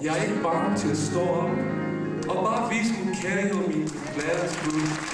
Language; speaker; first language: Danish; non-native, learner; English